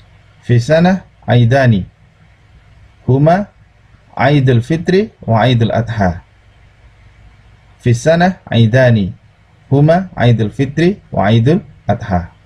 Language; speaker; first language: Arabic; non-native, fluent; Indonesian